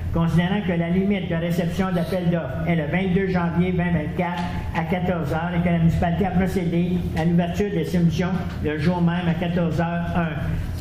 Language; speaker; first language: French; native; French